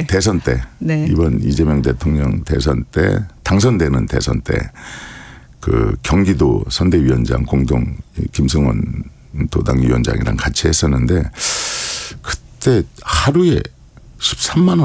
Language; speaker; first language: Korean; native; Korean